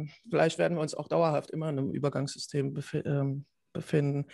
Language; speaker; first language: German; native; German